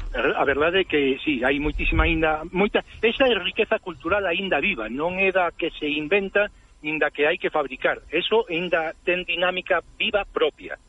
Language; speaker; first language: Galician; native; Galician